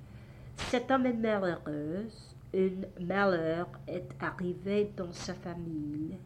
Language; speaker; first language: French; non-native, learner; English